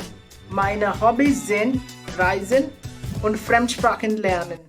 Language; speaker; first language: German; non-native, fluent; Marathi